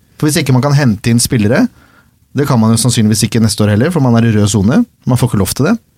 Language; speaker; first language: Norwegian; native; Norwegian